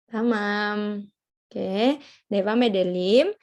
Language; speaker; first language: Turkish; non-native, fluent; Indonesian